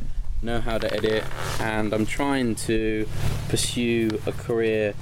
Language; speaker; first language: English; native; English